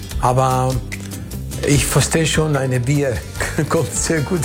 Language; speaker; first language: German; non-native, fluent; Spanish